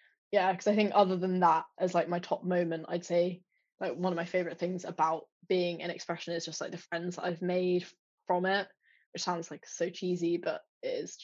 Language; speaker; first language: English; native; English